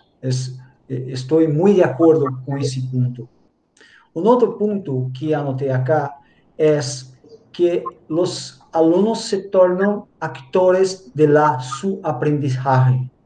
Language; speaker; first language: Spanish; non-native, learner; Portuguese